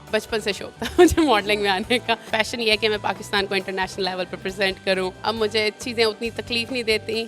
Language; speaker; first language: Urdu; native; Urdu